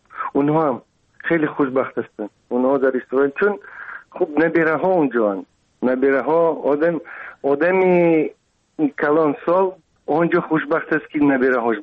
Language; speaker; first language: Persian; non-native, local second language; Russian